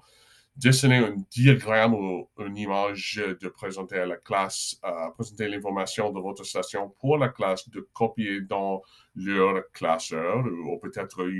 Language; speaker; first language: French; non-native, local second language; English